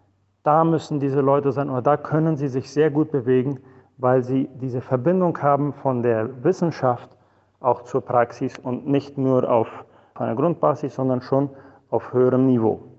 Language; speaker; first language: German; non-native, fluent; Spanish